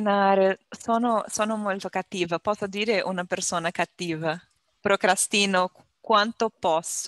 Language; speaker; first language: Italian; non-native, learner; Portuguese